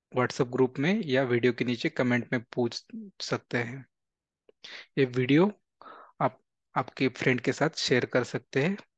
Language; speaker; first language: Hindi; non-native, local second language; Marathi